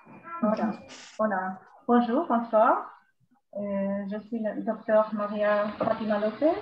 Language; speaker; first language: French; non-native, fluent; Spanish